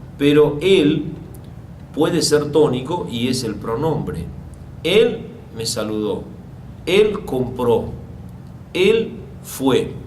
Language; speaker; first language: Spanish; non-native, fluent; Portuguese